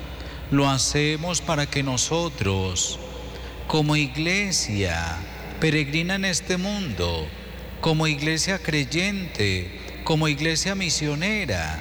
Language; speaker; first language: Spanish; native; Spanish